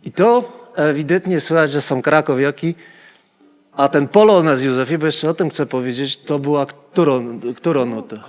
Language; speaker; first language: Polish; native; Polish